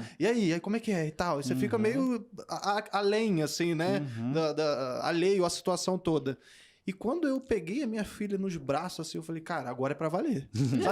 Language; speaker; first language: Portuguese; native; Portuguese